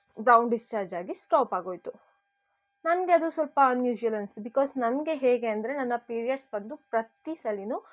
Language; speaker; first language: Kannada; native; Kannada